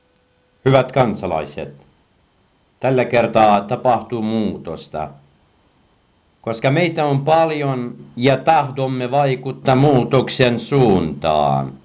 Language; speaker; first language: Finnish; non-native, fluent; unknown